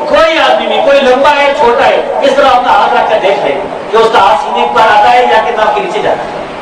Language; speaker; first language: Urdu; non-native, local second language; Pashto